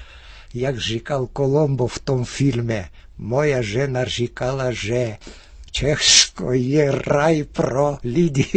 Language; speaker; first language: Czech; early bilingual, heritage; Czech